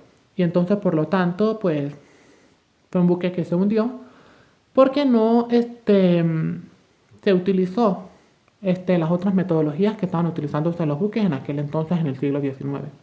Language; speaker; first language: Spanish; native; Spanish